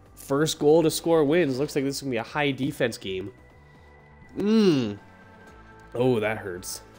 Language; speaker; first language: English; native; English